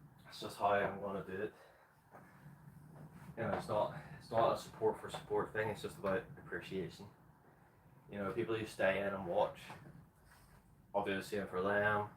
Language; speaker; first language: English; native; English